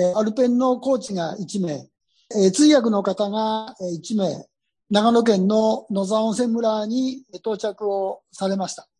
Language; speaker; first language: Japanese; native; Japanese